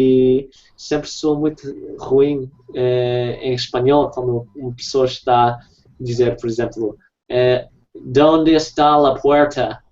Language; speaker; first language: Portuguese; non-native, fluent; English